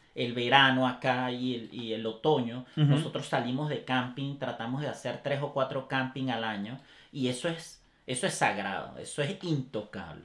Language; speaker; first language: Spanish; native; Spanish